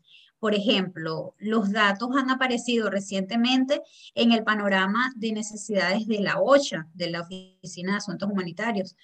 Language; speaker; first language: Spanish; native; Spanish